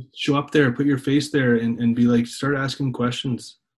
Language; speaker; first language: English; native; English